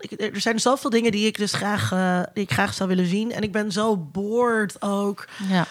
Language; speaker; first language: Dutch; native; Dutch